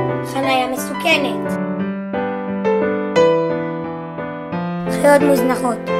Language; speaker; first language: Hebrew; native; Hebrew